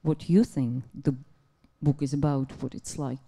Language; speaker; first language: English; non-native, fluent; Czech